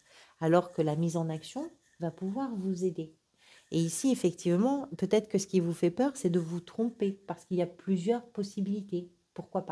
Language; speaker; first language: French; native; French